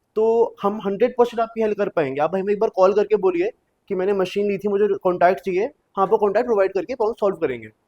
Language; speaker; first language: Hindi; native; Hindi